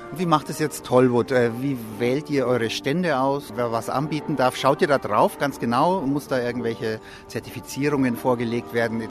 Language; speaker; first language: German; native; German